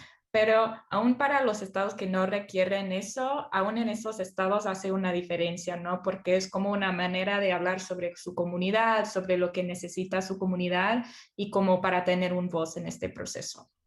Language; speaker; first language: Spanish; non-native, fluent; English